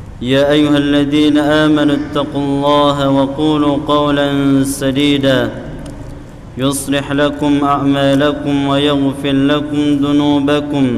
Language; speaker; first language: Arabic; non-native, fluent; Indonesian